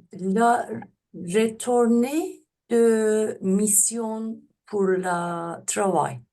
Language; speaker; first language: French; non-native, learner; Turkish